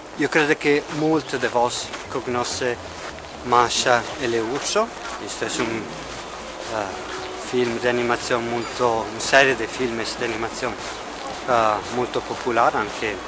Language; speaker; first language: Italian; non-native, learner; Russian